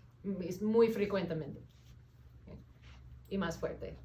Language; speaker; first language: Spanish; non-native, fluent; English